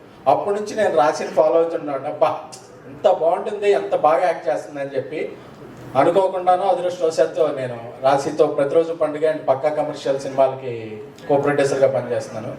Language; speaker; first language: Telugu; native; Telugu